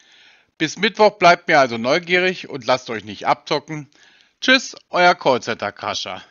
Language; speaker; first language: German; native; German